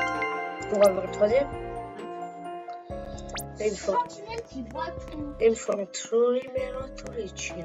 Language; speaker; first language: French; native; French